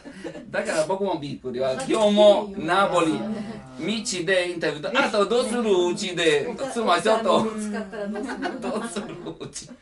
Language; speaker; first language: Japanese; non-native, learner; Italian